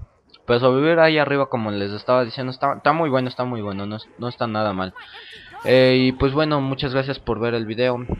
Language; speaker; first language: Spanish; native; Spanish